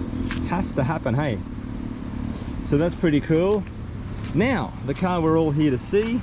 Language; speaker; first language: English; native; English